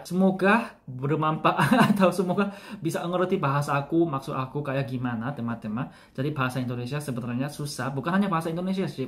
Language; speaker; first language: Indonesian; non-native, fluent; Korean